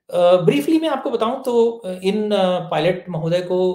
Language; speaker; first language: Hindi; native; Hindi